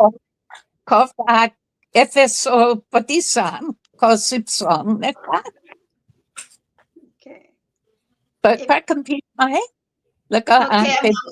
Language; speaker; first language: Thai; non-native, fluent; English